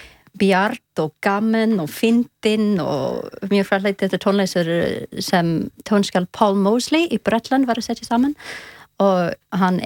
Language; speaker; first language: Icelandic; non-native, learner; English